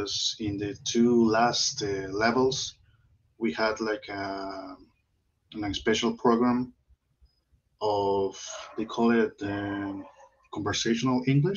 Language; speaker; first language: English; non-native, learner; Spanish